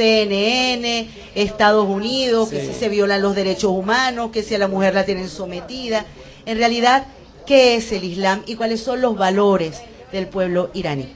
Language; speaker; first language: Spanish; native; Spanish